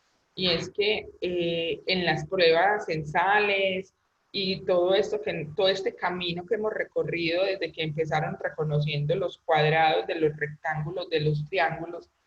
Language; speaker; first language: Spanish; native; Spanish